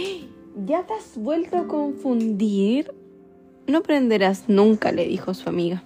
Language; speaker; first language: Spanish; native; Spanish